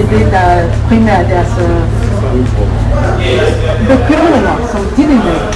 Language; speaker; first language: Danish; non-native, fluent; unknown